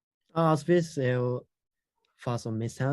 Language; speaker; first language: Portuguese; non-native, learner; Japanese